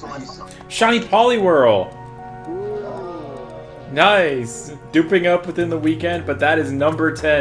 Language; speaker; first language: English; native; English